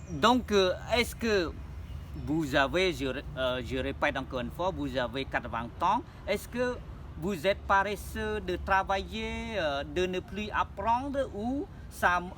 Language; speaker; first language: French; non-native, fluent; Khmer